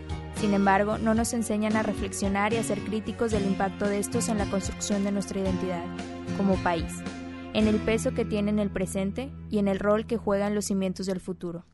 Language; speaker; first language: Spanish; native; Spanish